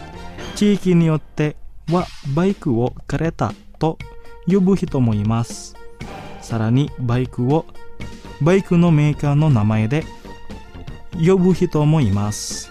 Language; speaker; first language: Japanese; non-native, fluent; Indonesian